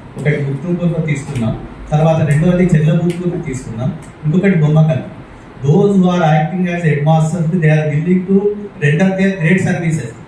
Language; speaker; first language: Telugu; native; Telugu